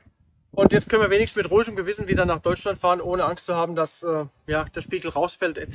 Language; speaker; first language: German; native; German